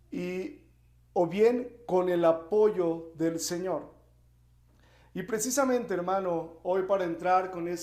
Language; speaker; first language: Spanish; native; Spanish